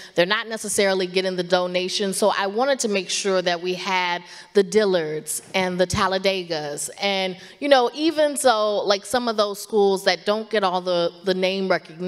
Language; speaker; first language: English; native; English